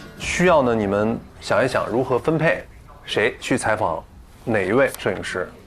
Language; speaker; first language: Chinese; native; Chinese